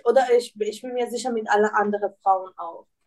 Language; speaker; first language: German; non-native, learner; Persian